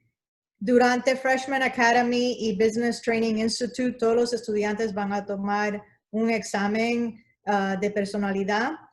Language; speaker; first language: Spanish; early bilingual, heritage; Spanish